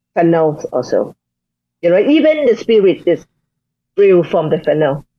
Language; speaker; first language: English; non-native, learner; Thai